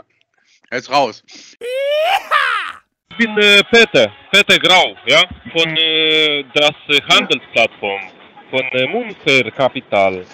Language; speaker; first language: German; non-native, learner; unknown